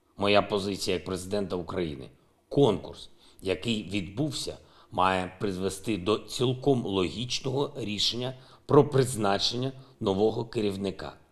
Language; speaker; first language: Ukrainian; non-native, local second language; Russian